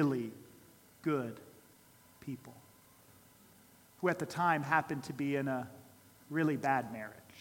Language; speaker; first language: English; native; English